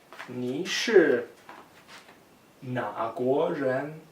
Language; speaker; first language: Chinese; non-native, fluent; English